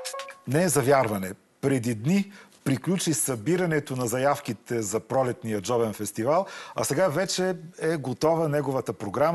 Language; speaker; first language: Bulgarian; native; Bulgarian